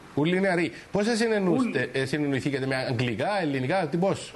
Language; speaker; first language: Greek; native; Greek